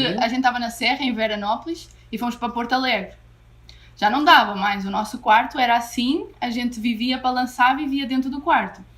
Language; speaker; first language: Portuguese; native; Portuguese